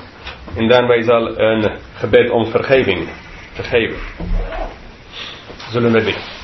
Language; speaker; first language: Dutch; non-native, fluent; English